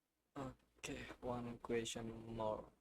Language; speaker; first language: English; non-native, learner; Indonesian